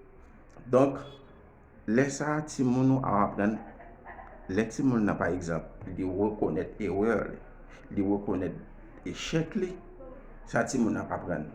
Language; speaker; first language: French; non-native, learner; Haitian Creole